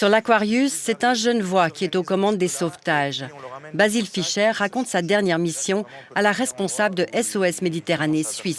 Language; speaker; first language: French; native; French